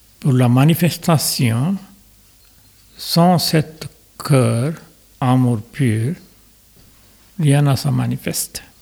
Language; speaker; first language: French; non-native, fluent; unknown